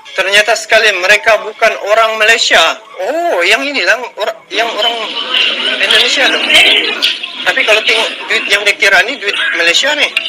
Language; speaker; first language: Malay; native; Malay